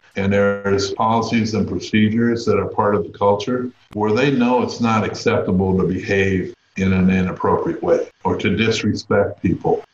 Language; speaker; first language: English; native; English